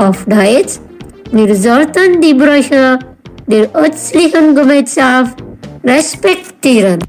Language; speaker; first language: German; non-native, fluent; Indonesian